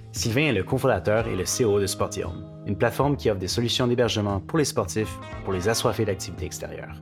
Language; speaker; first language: French; native; French